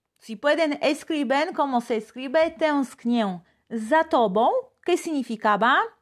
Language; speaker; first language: Spanish; non-native, fluent; Polish